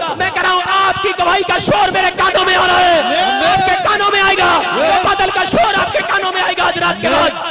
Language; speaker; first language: Hindi; non-native, local second language; Punjabi